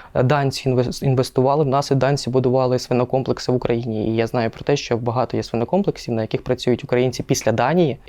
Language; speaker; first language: Ukrainian; non-native, local second language; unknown